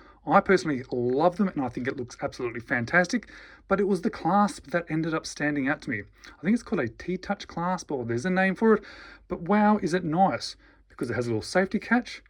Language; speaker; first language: English; native; English